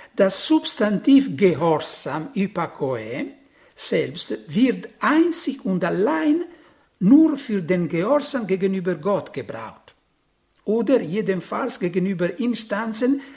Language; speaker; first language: German; non-native, fluent; Italian